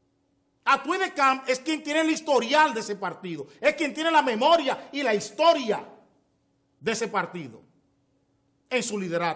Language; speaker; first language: Spanish; native; Spanish